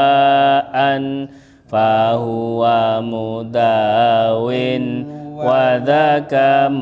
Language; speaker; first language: Arabic; non-native, fluent; Indonesian